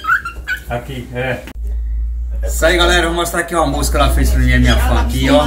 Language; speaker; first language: Portuguese; native; Portuguese